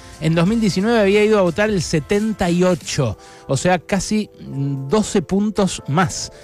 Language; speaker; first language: Spanish; native; Spanish